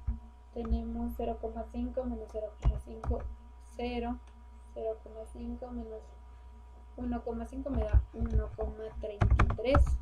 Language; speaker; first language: Spanish; native; Spanish